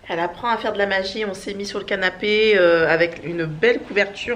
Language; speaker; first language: French; native; French